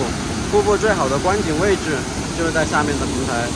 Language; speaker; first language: Chinese; native; Chinese